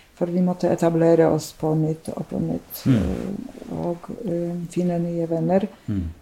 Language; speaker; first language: Norwegian; non-native, fluent; Polish